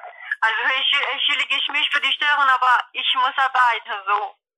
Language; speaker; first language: German; non-native, learner; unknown